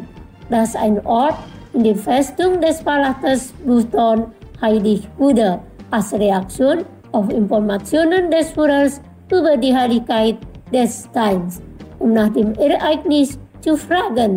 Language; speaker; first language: German; non-native, fluent; Indonesian